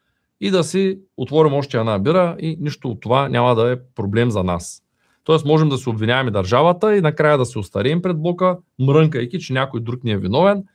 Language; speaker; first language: Bulgarian; native; Bulgarian